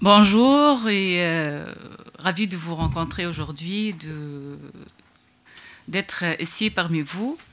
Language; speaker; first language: French; non-native, local second language; Arabic